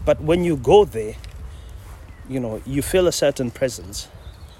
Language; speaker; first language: English; non-native, local second language; Shona